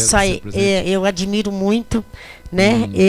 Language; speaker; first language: Portuguese; native; Portuguese